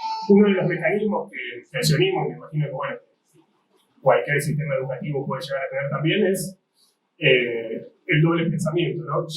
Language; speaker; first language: Spanish; native; Spanish